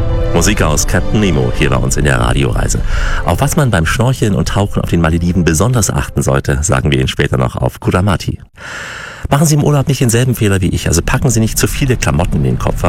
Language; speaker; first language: German; native; German